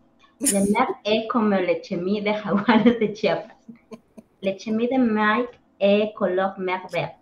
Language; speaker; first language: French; non-native, learner; Spanish